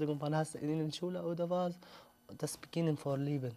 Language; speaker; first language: German; non-native, learner; Arabic